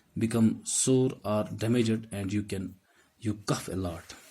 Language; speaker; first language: English; non-native, local second language; Urdu